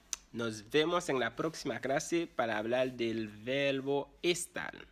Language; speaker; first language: Spanish; non-native, fluent; Haitian Creole